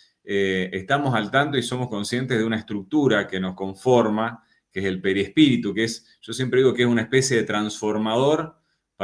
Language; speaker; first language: Spanish; native; Spanish